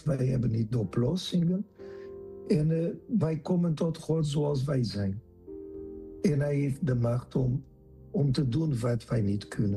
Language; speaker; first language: Dutch; non-native, fluent; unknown